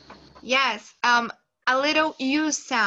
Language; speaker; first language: English; non-native, fluent; Portuguese